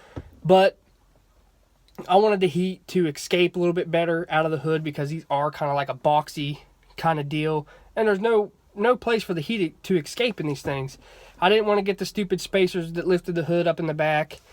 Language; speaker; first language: English; native; English